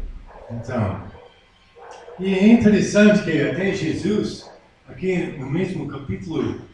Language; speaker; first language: Portuguese; non-native, fluent; English